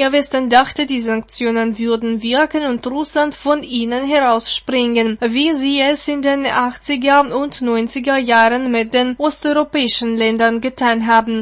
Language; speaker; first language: German; non-native, fluent; Russian